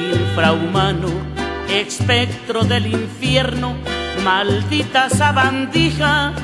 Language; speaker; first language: Galician; native; Galician